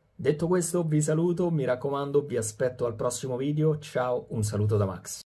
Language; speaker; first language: Italian; native; Italian